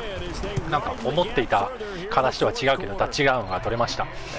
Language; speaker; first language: Japanese; native; Japanese